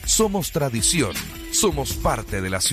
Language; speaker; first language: Spanish; native; Spanish